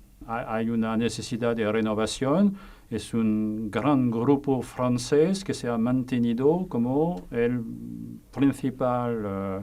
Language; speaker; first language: Spanish; non-native, fluent; French